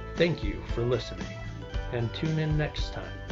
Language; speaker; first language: English; native; English